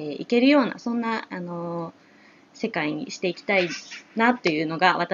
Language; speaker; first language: Japanese; native; Japanese